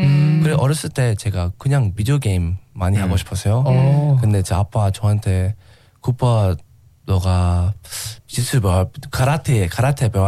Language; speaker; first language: Korean; non-native, learner; English